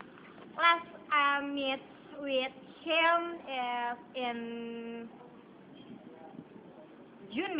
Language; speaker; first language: English; non-native, learner; Indonesian